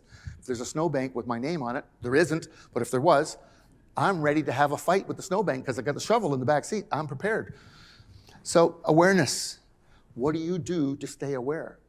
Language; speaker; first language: English; native; English